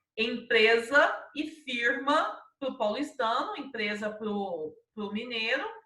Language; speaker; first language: Portuguese; native; Portuguese